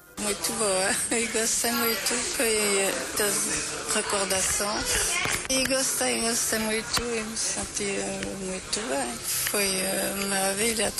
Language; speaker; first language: Portuguese; non-native, learner; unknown